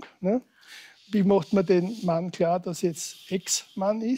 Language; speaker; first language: German; native; German